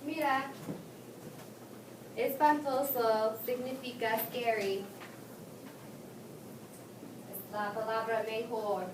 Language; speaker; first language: Spanish; non-native, fluent; English